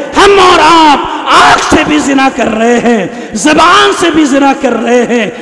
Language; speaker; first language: Urdu; native; Urdu